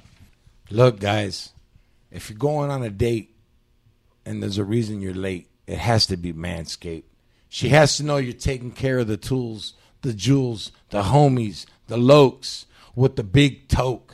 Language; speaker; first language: English; native; English